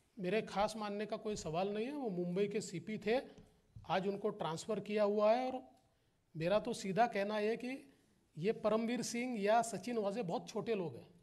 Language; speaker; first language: Hindi; non-native, local second language; Marathi